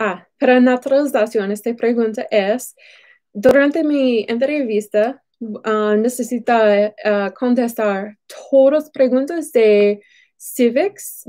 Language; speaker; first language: Spanish; non-native, fluent; English